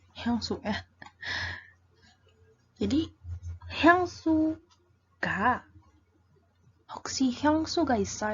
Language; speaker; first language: Korean; non-native, fluent; Indonesian